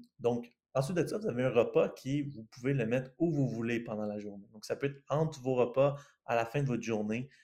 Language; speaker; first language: French; native; French